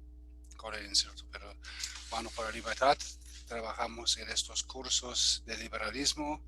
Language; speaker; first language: Spanish; non-native, fluent; German